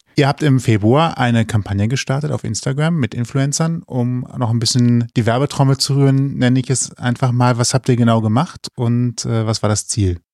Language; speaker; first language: German; native; German